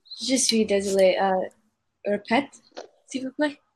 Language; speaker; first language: French; non-native, learner; English